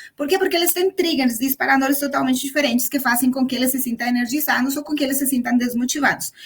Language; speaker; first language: Portuguese; non-native, fluent; Spanish